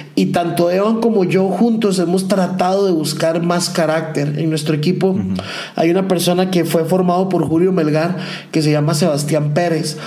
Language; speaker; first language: Spanish; native; Spanish